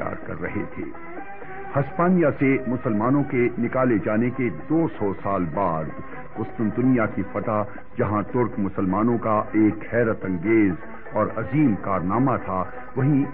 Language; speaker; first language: Urdu; native; Urdu